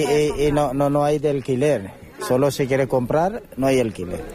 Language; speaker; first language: Spanish; non-native, learner; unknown